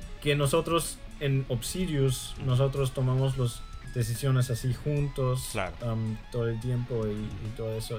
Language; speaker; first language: Spanish; early bilingual, heritage; German